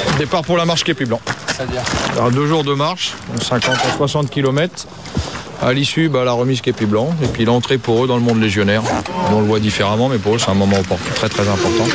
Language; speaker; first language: French; native; French